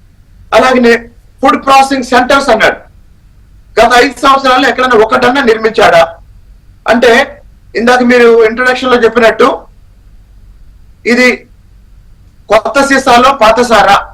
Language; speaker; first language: Telugu; native; Telugu